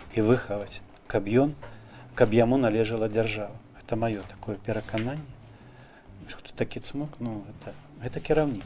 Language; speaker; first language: Belarusian; native; Belarusian